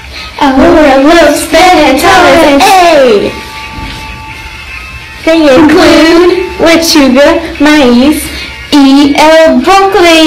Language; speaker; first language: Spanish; non-native, learner; English